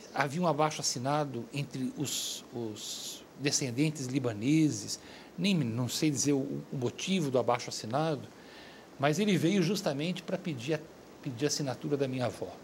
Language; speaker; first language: Portuguese; native; Portuguese